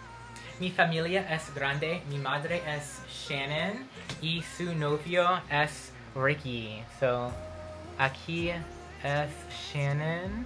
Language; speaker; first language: Spanish; non-native, learner; English